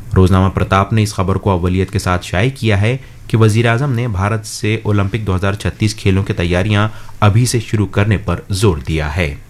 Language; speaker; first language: Urdu; native; Urdu